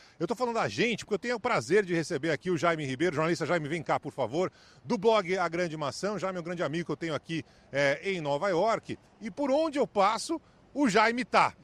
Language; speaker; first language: Portuguese; native; Portuguese